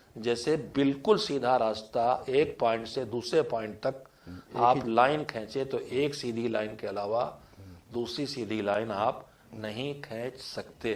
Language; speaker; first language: Urdu; native; Urdu